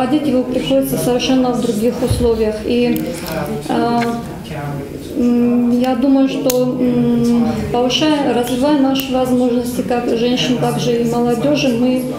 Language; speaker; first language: Russian; native; Russian